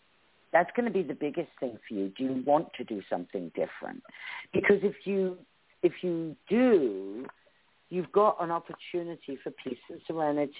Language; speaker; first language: English; native; English